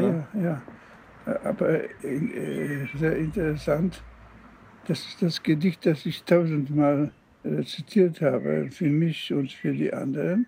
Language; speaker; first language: German; non-native, fluent; Polish